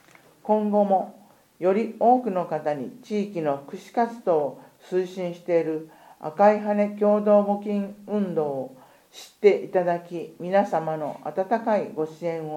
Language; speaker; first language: Japanese; native; Japanese